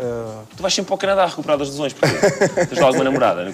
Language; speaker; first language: Portuguese; native; Portuguese